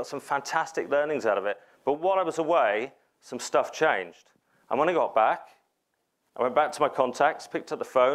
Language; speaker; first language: English; native; English